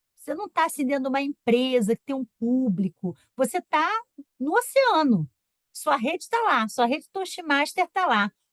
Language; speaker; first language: Portuguese; native; Portuguese